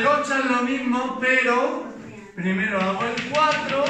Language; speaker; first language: Spanish; native; Spanish